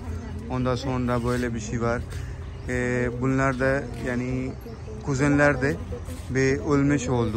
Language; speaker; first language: Turkish; non-native, learner; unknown